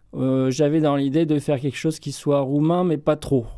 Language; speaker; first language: French; native; French